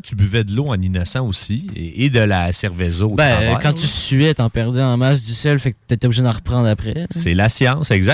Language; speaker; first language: French; native; French